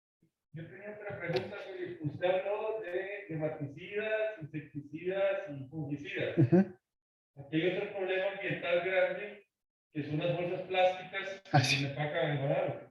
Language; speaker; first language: Spanish; native; Spanish